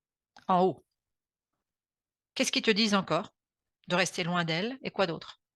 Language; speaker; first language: French; native; French